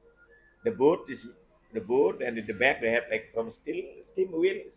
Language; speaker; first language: English; non-native, learner; Indonesian